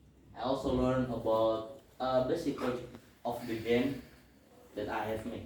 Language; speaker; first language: English; non-native, learner; Indonesian